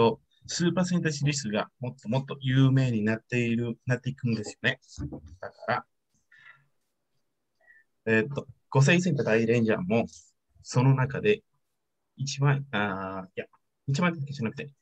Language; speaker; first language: Japanese; native; Japanese